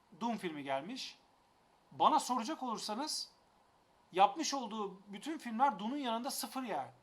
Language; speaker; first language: Turkish; native; Turkish